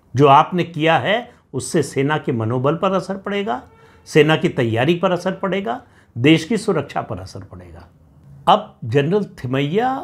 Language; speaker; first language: Hindi; native; Hindi